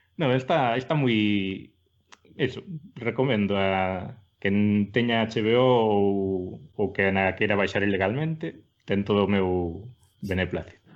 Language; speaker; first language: Galician; non-native, local second language; Spanish